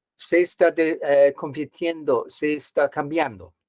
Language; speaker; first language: Spanish; non-native, learner; English